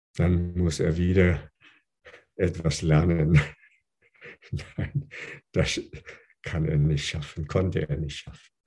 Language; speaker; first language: German; non-native, fluent; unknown